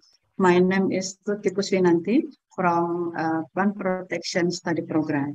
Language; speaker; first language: English; non-native, learner; Indonesian